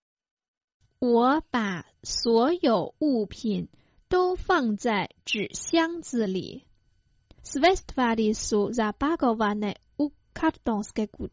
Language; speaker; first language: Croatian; non-native, fluent; Chinese